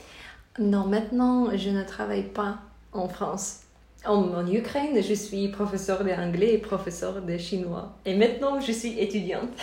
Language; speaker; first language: French; non-native, learner; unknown